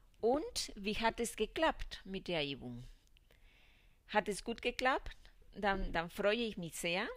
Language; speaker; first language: German; non-native, fluent; Spanish